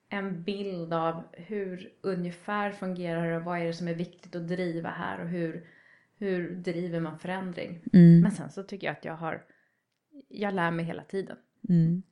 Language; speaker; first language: Swedish; native; Swedish